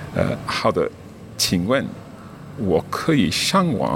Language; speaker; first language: Chinese; non-native, learner; English